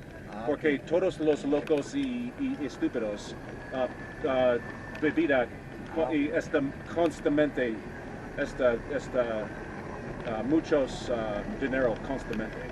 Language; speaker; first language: Spanish; non-native, learner; English